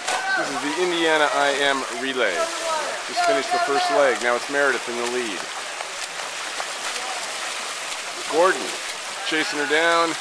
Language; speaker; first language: English; native; English